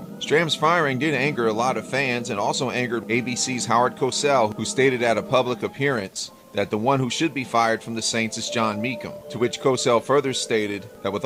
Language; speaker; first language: English; native; English